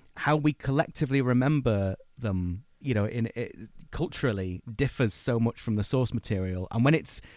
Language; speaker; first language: English; native; English